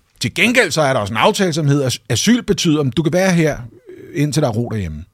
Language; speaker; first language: Danish; native; Danish